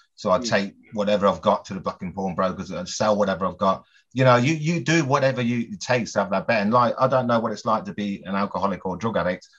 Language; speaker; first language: English; native; English